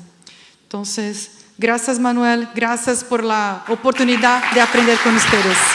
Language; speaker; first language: Spanish; non-native, fluent; Portuguese